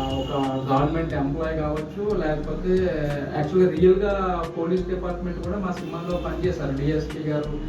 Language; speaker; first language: Telugu; native; Telugu